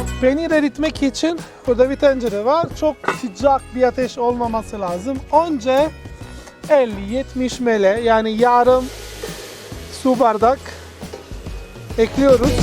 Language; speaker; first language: Turkish; non-native, learner; Italian